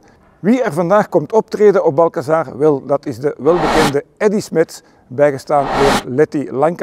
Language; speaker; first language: Dutch; native; Dutch